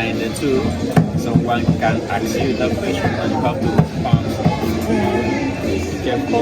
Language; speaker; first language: English; non-native, fluent; Spanish